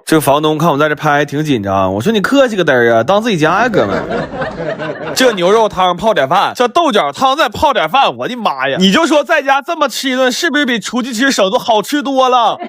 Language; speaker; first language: Chinese; native; Chinese